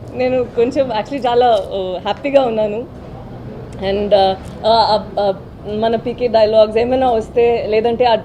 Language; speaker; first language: Telugu; non-native, learner; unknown